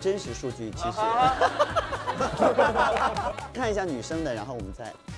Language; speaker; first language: Chinese; native; Chinese